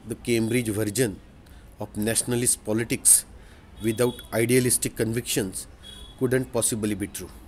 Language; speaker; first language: English; non-native, local second language; Marathi